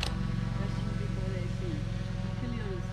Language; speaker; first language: Turkish; non-native, learner; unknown